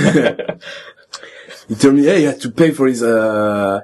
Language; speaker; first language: English; non-native, fluent; French